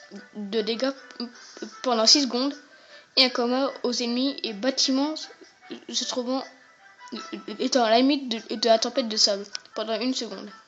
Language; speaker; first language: French; native; French